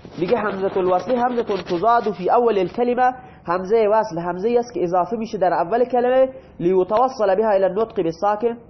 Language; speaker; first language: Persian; non-native, local second language; Baluchi